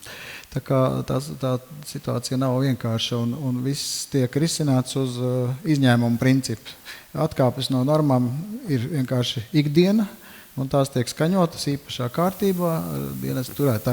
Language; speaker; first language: Latvian; native; Latvian